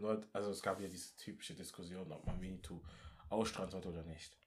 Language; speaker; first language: German; non-native, local second language; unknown